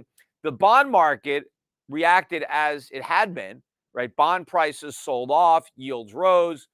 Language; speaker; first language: English; native; English